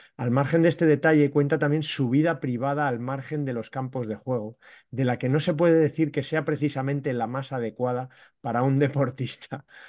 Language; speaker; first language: Spanish; native; Spanish